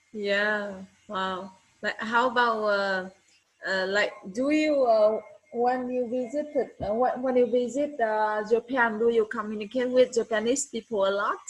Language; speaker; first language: English; non-native, learner; Vietnamese